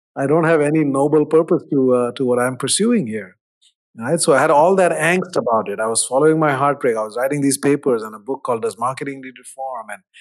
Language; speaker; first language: English; non-native, local second language; Hindi